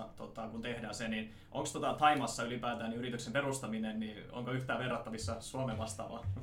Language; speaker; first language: Finnish; native; Finnish